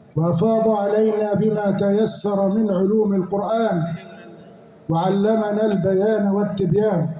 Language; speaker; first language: Arabic; native; Arabic